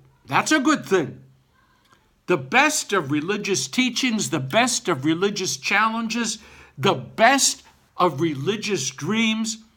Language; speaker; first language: English; native; English